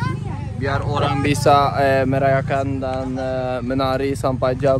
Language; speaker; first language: Indonesian; non-native, fluent; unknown